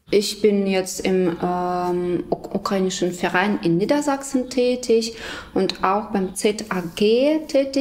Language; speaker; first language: German; non-native, fluent; Ukrainian